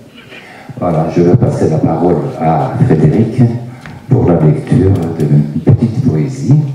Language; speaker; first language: French; non-native, fluent; Turkish